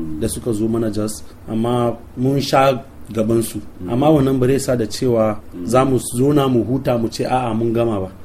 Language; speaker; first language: Hausa; non-native, local second language; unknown